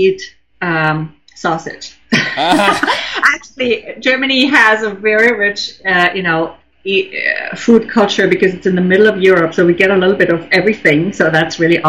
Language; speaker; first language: English; non-native, fluent; German